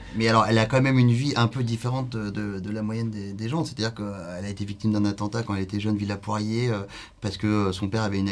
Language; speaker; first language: French; native; French